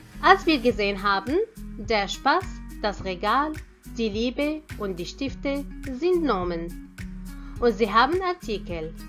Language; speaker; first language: German; non-native, fluent; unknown